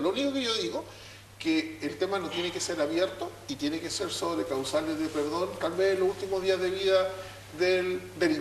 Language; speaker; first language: Spanish; native; Spanish